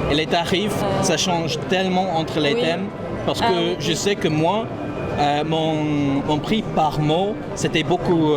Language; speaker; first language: French; non-native, fluent; English